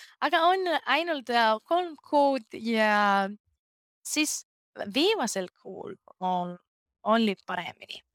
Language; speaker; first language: Estonian; non-native, learner; Greek